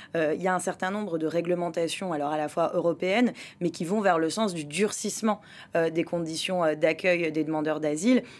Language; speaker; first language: French; native; French